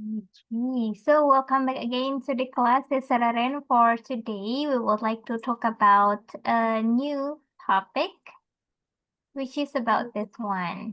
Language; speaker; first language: English; non-native, fluent; Indonesian